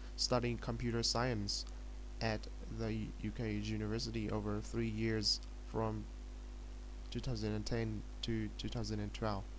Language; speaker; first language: English; non-native, fluent; Vietnamese